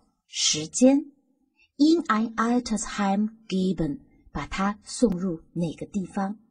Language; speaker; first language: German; non-native, fluent; Chinese